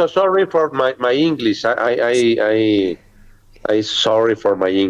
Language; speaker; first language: English; non-native, learner; Spanish